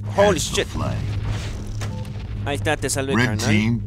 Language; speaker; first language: Spanish; native; Spanish